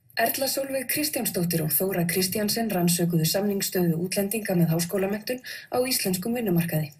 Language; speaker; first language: Icelandic; native; Icelandic